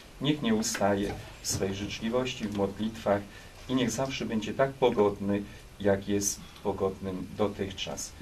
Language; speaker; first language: Polish; native; Polish